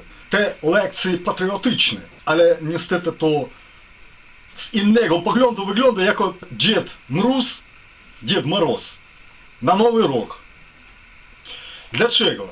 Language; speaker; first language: Polish; non-native, learner; Ukrainian